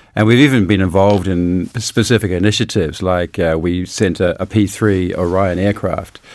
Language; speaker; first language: English; native; English